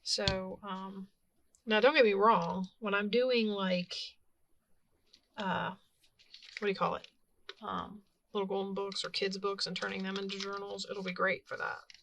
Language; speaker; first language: English; native; English